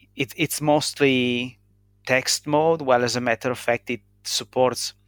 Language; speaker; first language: English; non-native, fluent; Italian